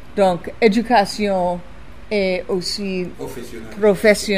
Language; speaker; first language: French; non-native, fluent; English